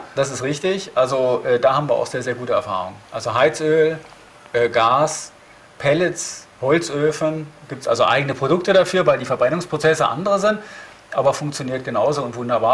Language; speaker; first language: German; native; German